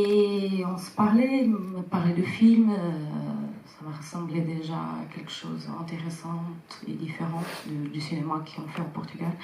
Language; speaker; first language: French; non-native, fluent; Portuguese